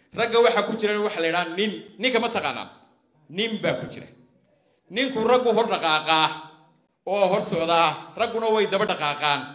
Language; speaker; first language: Somali; native; Somali